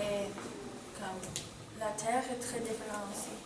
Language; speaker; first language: French; non-native, learner; English